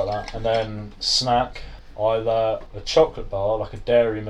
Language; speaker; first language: English; native; English